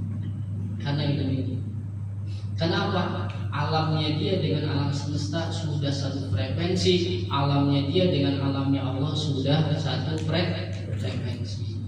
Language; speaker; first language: Indonesian; native; Indonesian